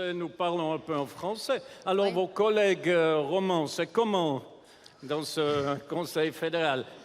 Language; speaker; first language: French; non-native, local second language; German